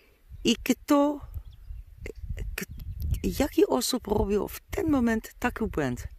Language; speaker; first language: Polish; non-native, learner; Dutch